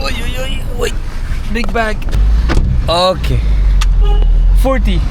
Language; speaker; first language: English; non-native, learner; French